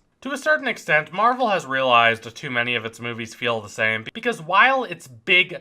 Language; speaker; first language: English; native; English